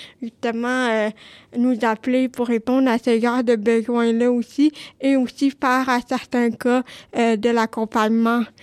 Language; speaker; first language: French; native; French